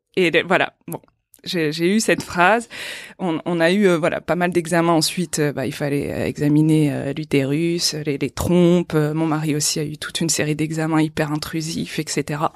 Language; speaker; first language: French; native; French